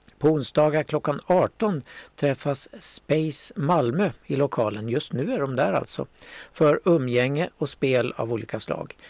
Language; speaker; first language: Swedish; native; Swedish